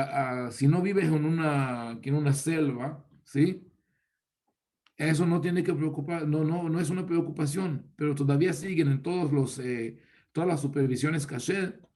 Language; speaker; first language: Spanish; non-native, fluent; Hebrew